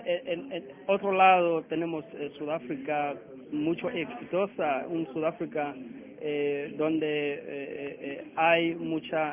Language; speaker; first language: Spanish; non-native, learner; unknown